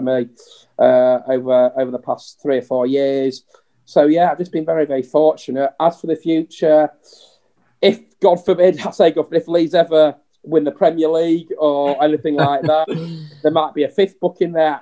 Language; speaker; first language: English; native; English